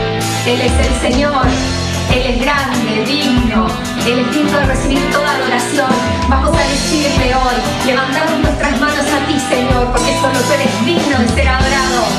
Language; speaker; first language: Spanish; native; Spanish